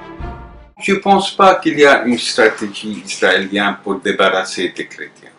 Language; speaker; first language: French; non-native, fluent; Arabic